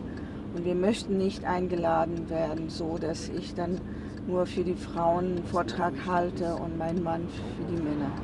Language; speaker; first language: German; non-native, fluent; Persian